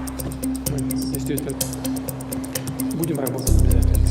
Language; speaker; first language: Russian; native; Russian